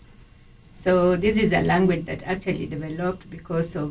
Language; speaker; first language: English; non-native, local second language; Kalenjin